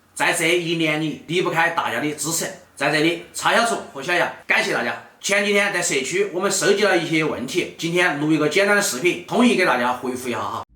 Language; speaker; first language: Chinese; native; Chinese